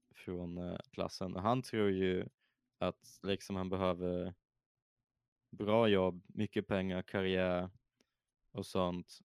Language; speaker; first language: Swedish; native; Swedish